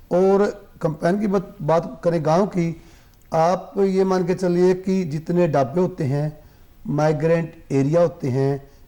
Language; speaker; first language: Hindi; native; Hindi